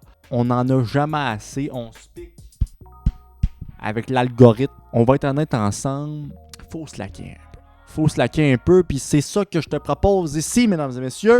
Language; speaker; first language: French; native; French